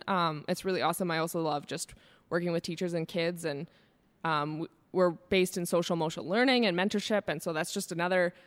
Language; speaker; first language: English; native; English